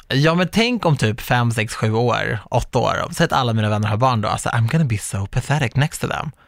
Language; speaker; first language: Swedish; native; Swedish